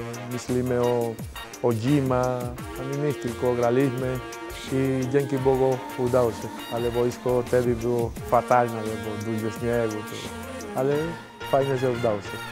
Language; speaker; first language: Polish; non-native, fluent; Spanish